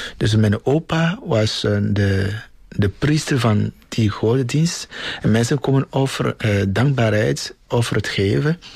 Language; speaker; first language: Dutch; non-native, fluent; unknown